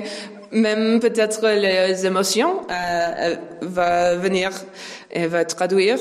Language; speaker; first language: French; non-native, learner; English